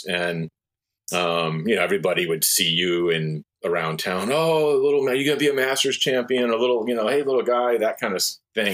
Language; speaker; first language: English; native; English